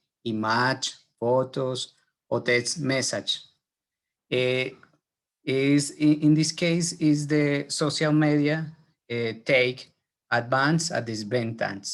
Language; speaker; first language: English; non-native, learner; Spanish